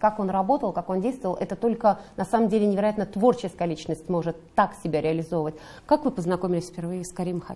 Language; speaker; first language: Russian; native; Russian